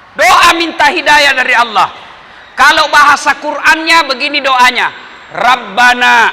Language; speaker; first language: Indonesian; non-native, local second language; Buginese